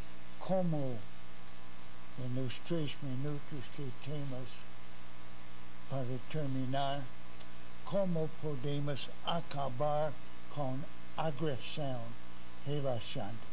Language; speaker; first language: Portuguese; non-native, fluent; English